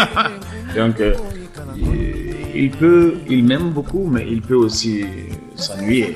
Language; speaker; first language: French; non-native, local second language; Bambara